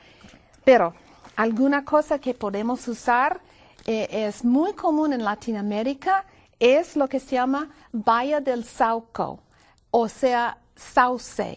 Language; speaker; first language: Spanish; non-native, fluent; English